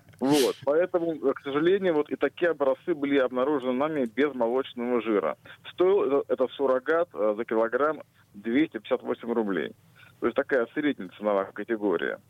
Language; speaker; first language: Russian; native; Russian